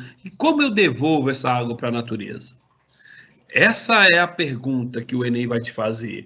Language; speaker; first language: Portuguese; native; Portuguese